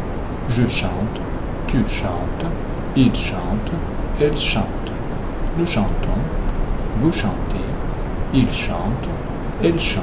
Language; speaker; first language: French; non-native, fluent; Russian